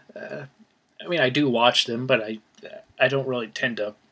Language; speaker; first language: English; native; English